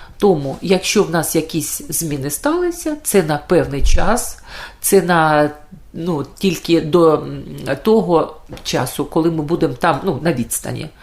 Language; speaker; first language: Ukrainian; native; Ukrainian